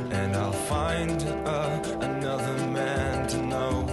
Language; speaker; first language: English; native; English